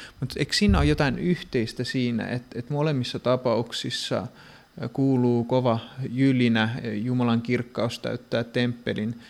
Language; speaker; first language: Finnish; non-native, fluent; Greek